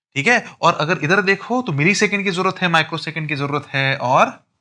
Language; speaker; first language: Hindi; non-native, local second language; Marathi